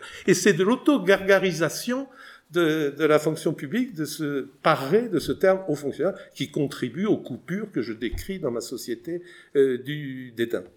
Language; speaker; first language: French; native; French